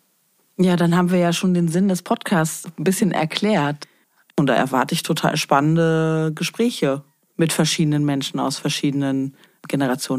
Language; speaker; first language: German; native; German